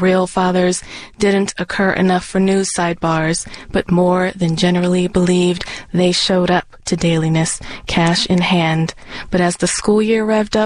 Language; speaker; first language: English; native; English